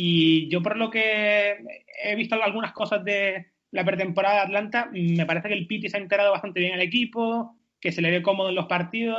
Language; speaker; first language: Spanish; native; Spanish